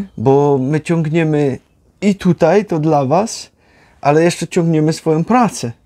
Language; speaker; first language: Polish; native; Polish